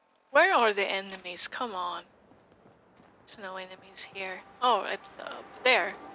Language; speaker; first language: English; non-native, fluent; Swedish